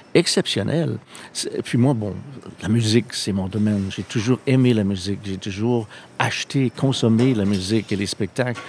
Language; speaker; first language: French; non-native, fluent; English